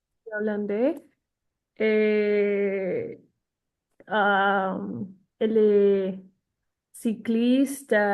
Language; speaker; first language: French; non-native, learner; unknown